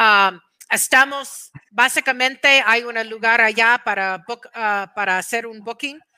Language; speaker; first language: Spanish; non-native, fluent; English